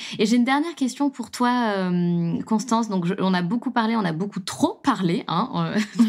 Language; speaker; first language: French; native; French